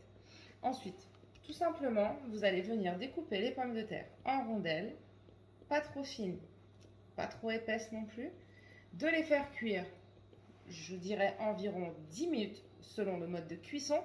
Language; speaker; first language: French; native; French